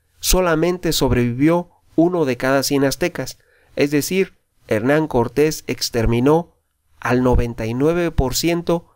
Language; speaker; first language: Spanish; native; Spanish